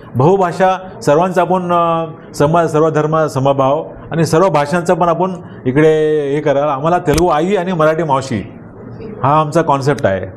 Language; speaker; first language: Marathi; non-native, local second language; Telugu